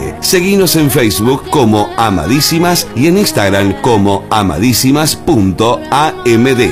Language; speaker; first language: Spanish; native; Spanish